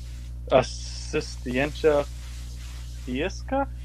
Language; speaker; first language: Spanish; non-native, learner; English